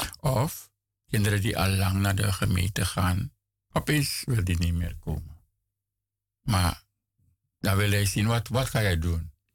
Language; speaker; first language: Dutch; native; Dutch